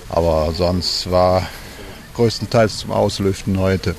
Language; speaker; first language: German; native; German